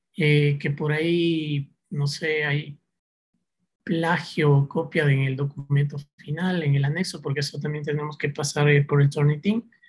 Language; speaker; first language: Spanish; native; Spanish